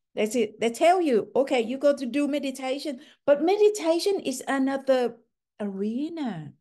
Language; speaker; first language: English; non-native, fluent; Thai